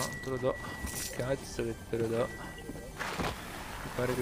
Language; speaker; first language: Italian; native; Italian